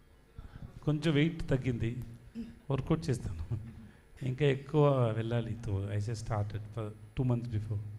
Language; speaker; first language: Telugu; non-native, learner; Tamil